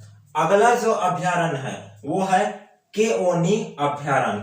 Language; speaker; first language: Hindi; native; Hindi